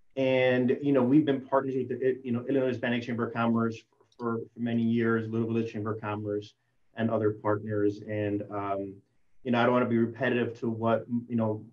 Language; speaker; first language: English; early bilingual, other home language; Spanish